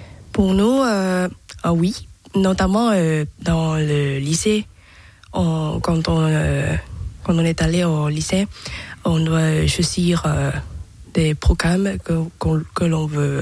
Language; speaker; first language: French; non-native, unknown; Thai